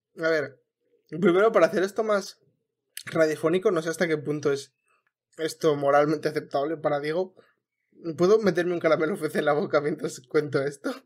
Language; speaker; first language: Spanish; native; Spanish